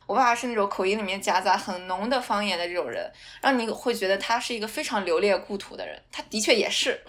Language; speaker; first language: Chinese; non-native, local second language; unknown